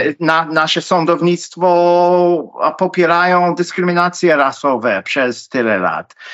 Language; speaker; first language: Polish; non-native, fluent; English